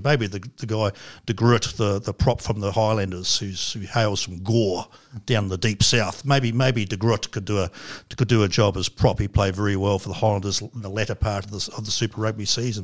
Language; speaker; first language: English; native; English